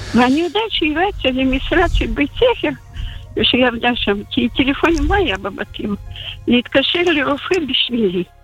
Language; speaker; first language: Hebrew; non-native, fluent; Russian